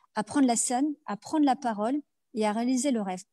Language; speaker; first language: French; native; French